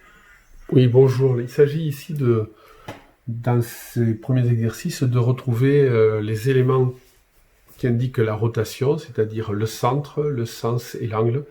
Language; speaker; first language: French; native; French